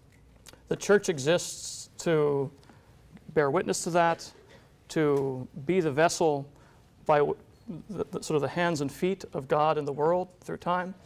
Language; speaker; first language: English; native; English